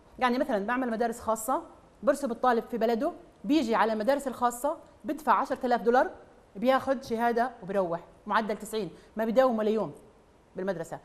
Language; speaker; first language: Arabic; native; Arabic